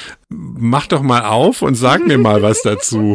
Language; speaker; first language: German; native; German